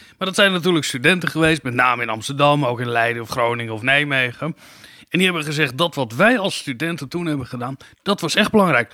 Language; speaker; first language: Dutch; native; Dutch